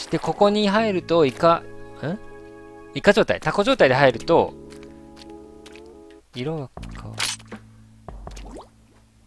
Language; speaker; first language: Japanese; native; Japanese